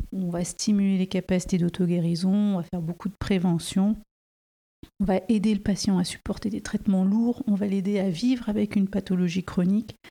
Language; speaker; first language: French; native; French